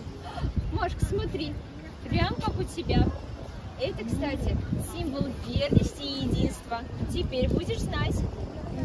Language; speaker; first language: Russian; native; Russian